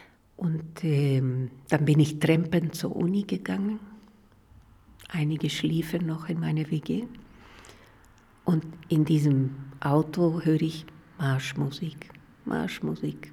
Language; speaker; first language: German; non-native, fluent; Spanish